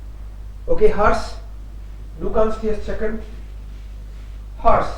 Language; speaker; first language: German; non-native, fluent; Hindi